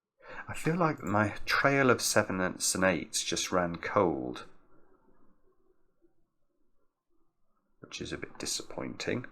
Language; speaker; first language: English; native; English